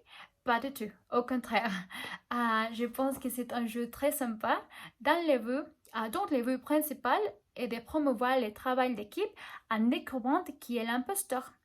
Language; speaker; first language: French; non-native, learner; Spanish